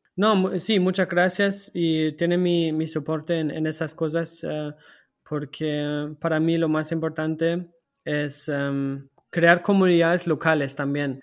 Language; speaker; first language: Spanish; non-native, fluent; German